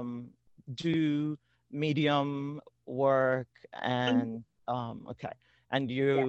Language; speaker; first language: English; non-native, local second language; Yoruba